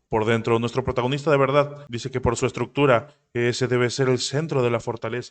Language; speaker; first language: Spanish; native; Spanish